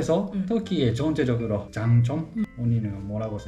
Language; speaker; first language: Korean; non-native, learner; Japanese